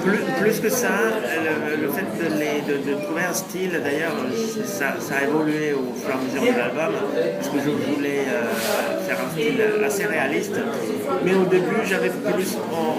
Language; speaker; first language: French; non-native, fluent; Spanish